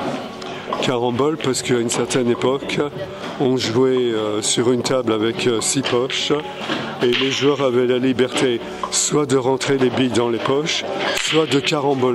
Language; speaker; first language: French; native; French